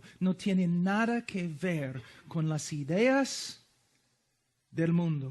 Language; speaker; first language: Spanish; non-native, fluent; English